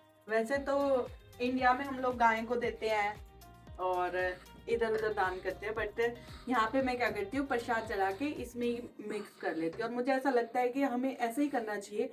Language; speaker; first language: Hindi; native; Hindi